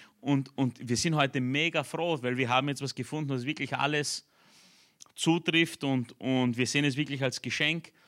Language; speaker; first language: German; early bilingual, other home language; Romanian